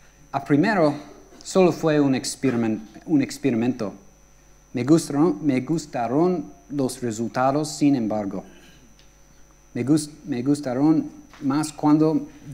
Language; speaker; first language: Spanish; non-native, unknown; English